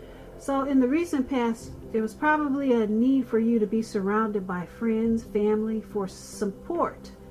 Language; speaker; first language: English; native; English